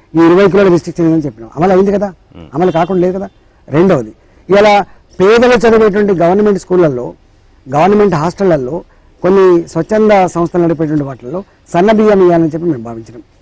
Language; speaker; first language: Telugu; native; Telugu